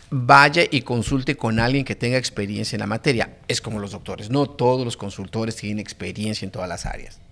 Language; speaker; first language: Spanish; native; Spanish